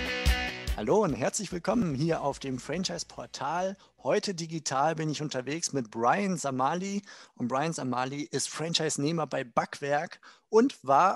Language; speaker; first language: German; native; German